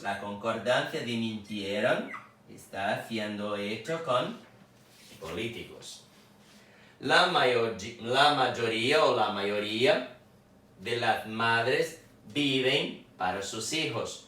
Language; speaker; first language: Spanish; non-native, fluent; Portuguese